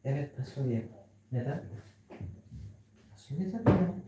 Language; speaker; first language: Turkish; non-native, learner; Filipino